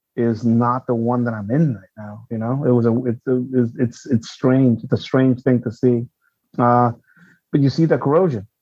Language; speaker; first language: English; non-native, fluent; Spanish